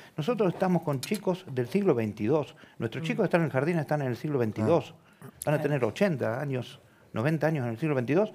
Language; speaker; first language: Spanish; native; Spanish